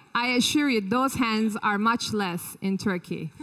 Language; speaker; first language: English; non-native, fluent; Turkish